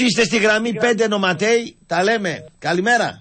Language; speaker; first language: Greek; native; Greek